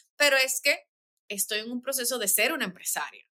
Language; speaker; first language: Spanish; native; Spanish